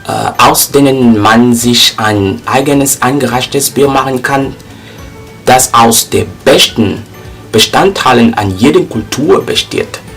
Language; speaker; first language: German; non-native, learner; French